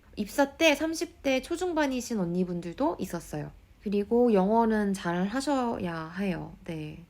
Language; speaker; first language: Korean; native; Korean